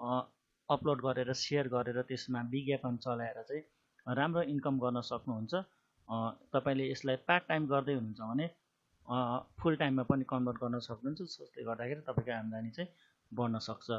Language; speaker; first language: Nepali; native; Nepali